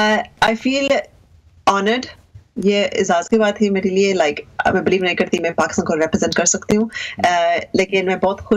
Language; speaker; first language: Hindi; early bilingual, heritage; Hindi